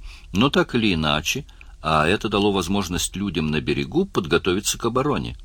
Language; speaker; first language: Russian; native; Russian